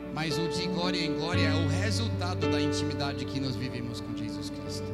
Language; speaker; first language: Portuguese; non-native, fluent; English